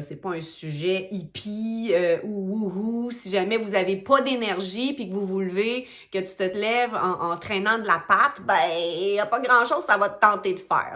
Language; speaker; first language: French; native; French